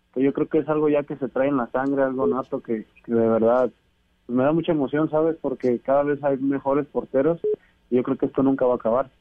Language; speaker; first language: Spanish; native; Spanish